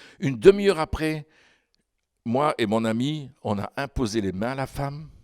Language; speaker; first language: French; native; French